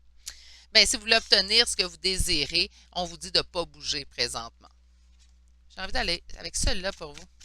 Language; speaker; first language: French; native; French